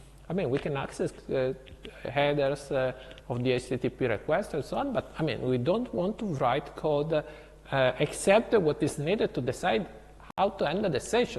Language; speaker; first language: English; non-native, fluent; Italian